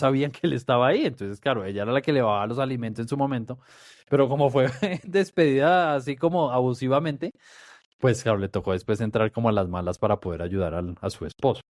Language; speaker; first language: Spanish; native; Spanish